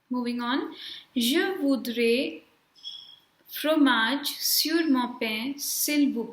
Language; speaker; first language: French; non-native, fluent; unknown